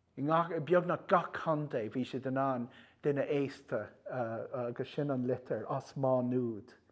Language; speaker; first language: Irish; non-native, local second language; English